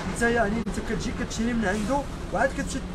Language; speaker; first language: Arabic; native; Arabic